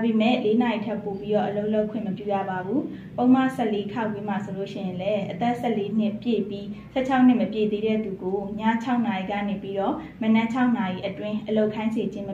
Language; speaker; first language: Burmese; native; Burmese